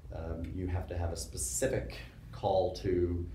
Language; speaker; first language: English; native; English